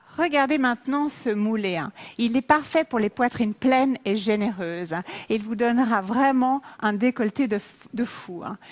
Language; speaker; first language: French; native; French